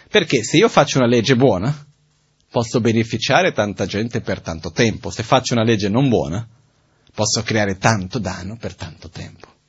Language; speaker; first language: Italian; non-native, fluent; Portuguese